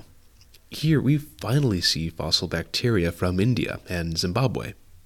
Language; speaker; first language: English; native; English